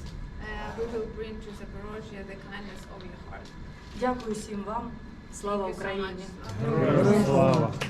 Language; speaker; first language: Ukrainian; non-native, local second language; Russian